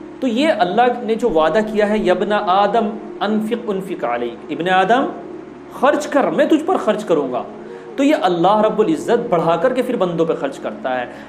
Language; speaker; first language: Urdu; native; Urdu